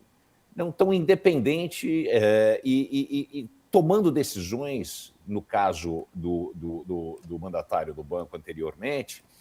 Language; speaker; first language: Portuguese; native; Portuguese